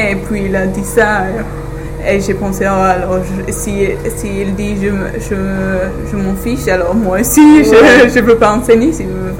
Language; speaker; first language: French; non-native, fluent; English